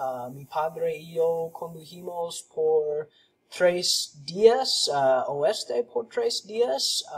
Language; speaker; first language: Spanish; non-native, learner; English